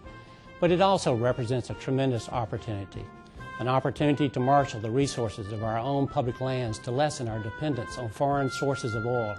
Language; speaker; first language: English; native; English